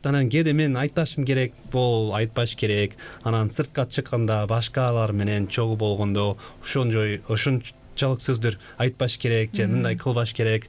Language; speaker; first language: Kyrgyz; non-native, fluent; Korean